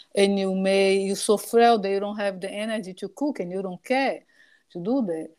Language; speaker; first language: English; non-native, fluent; Portuguese